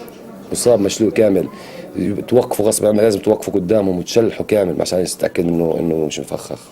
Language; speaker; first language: Arabic; native; Arabic